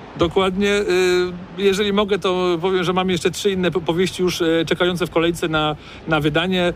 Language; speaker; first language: Polish; native; Polish